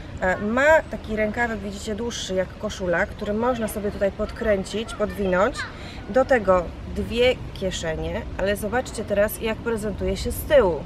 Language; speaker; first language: Polish; native; Polish